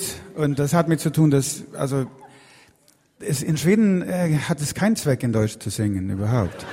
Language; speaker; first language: German; non-native, learner; Swedish